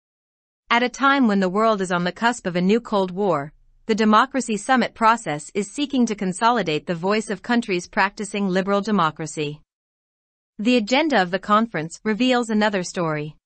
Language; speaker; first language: English; non-native, local second language; Urdu